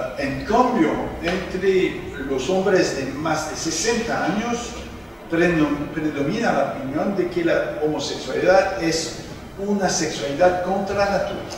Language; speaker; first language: Spanish; non-native, fluent; French